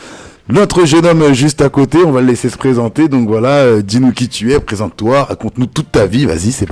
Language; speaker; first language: French; native; French